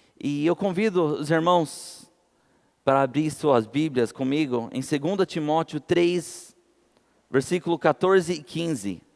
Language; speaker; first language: Portuguese; non-native, fluent; English